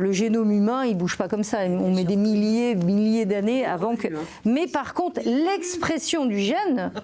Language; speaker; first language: French; native; French